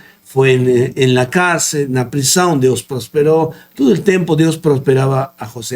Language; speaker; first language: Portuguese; non-native, fluent; Spanish